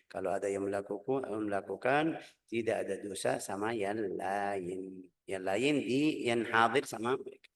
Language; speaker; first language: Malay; non-native, fluent; Arabic